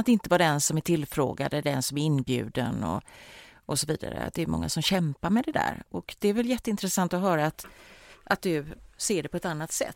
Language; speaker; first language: Swedish; native; Swedish